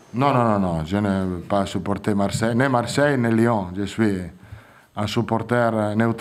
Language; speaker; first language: French; non-native, fluent; Italian